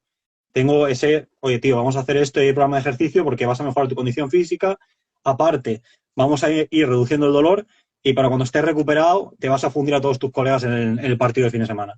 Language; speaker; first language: Spanish; native; Spanish